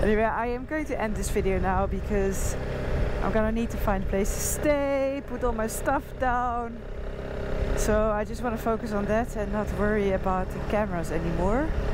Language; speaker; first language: English; non-native, fluent; Dutch